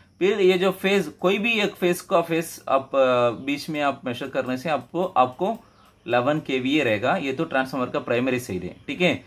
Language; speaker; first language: Hindi; non-native, local second language; Tamil